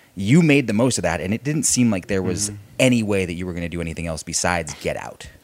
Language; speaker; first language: English; early bilingual, other home language; Spanish